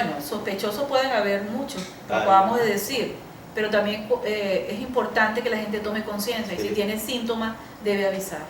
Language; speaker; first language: Spanish; native; Spanish